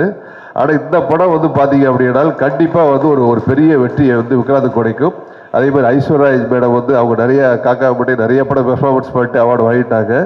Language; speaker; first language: Tamil; native; Tamil